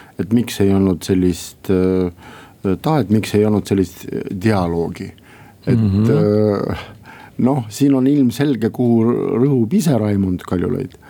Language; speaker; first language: Estonian; non-native, local second language; Russian